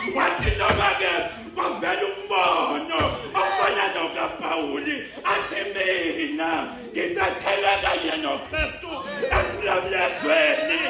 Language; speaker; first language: Zulu; non-native, local second language; Xhosa